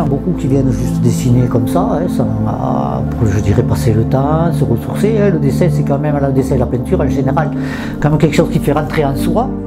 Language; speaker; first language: French; native; French